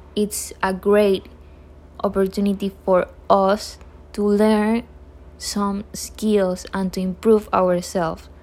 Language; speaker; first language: English; non-native, learner; Spanish